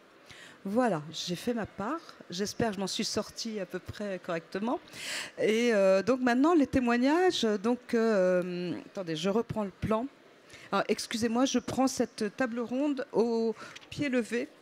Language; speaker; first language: French; native; French